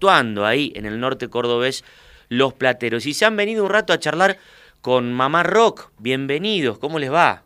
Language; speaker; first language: Spanish; native; Spanish